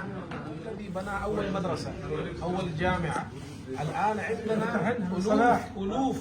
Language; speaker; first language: Arabic; non-native, fluent; Urdu